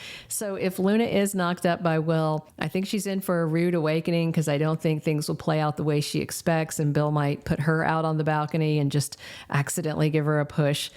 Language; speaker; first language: English; native; English